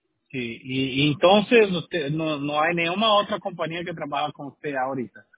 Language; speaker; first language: Spanish; non-native, learner; Portuguese